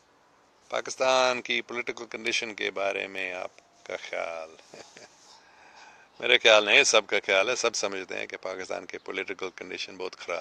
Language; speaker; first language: Hindi; non-native, fluent; English